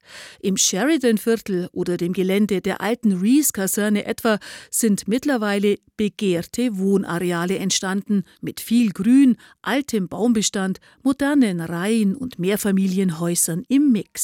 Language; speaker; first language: German; native; German